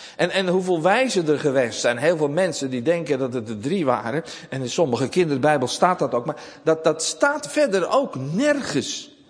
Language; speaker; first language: Dutch; native; Dutch